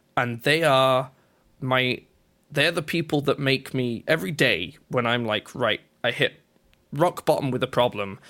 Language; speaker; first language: English; native; English